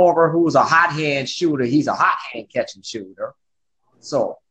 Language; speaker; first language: English; native; English